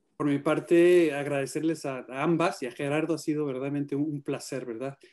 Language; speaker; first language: Spanish; native; Spanish